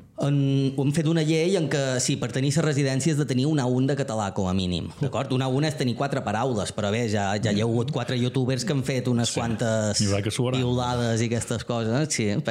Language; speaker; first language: Catalan; native; Catalan